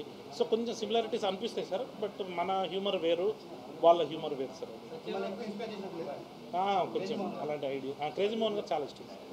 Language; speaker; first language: Telugu; native; Telugu